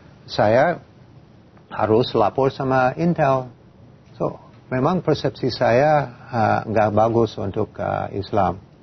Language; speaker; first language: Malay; non-native, fluent; English